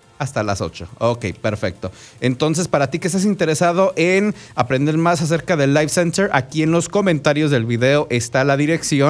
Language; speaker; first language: Spanish; native; Spanish